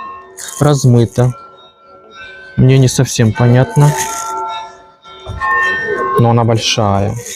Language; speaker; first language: Russian; native; Russian